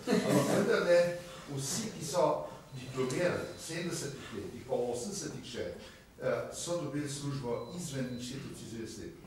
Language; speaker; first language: Slovenian; native; Slovenian